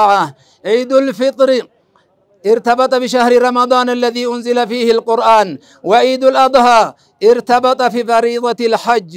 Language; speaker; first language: Arabic; non-native, fluent; Oromo